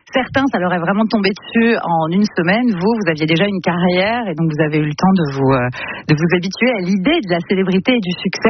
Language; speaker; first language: French; native; French